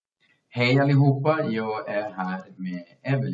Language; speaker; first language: Swedish; non-native, fluent; Spanish